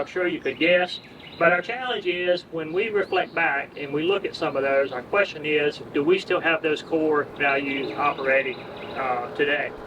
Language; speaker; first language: English; native; English